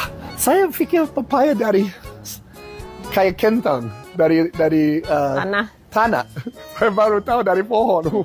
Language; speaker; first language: Indonesian; non-native, learner; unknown